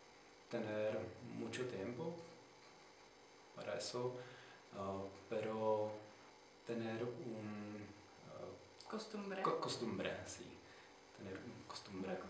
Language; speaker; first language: Spanish; non-native, learner; Czech